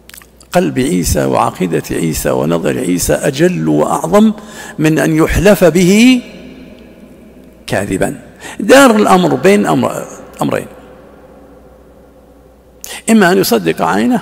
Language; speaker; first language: Arabic; native; Arabic